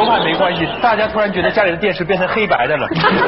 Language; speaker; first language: Chinese; native; Chinese